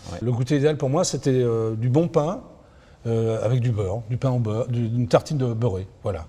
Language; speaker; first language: French; early bilingual, other home language; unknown